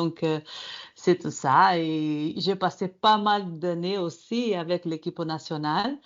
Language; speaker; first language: French; non-native, fluent; Portuguese